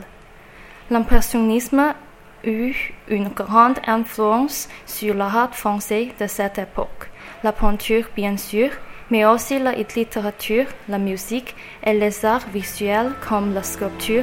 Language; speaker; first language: French; non-native, learner; Chinese